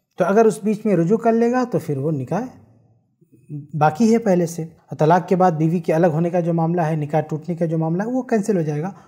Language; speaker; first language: Hindi; native; Hindi